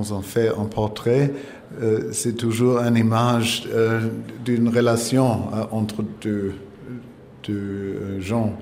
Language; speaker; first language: French; non-native, fluent; German